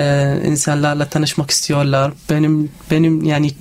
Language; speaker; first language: Turkish; non-native, fluent; Arabic